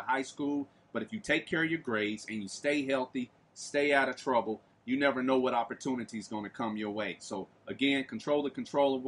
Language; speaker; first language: English; native; English